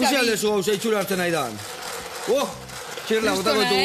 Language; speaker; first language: Basque; native; Basque